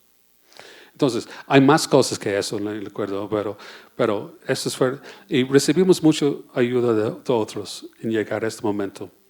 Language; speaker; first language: Spanish; non-native, fluent; English